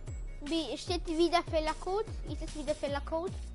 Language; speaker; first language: German; early bilingual, other home language; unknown